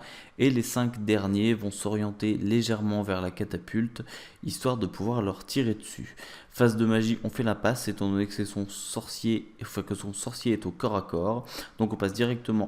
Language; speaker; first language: French; native; French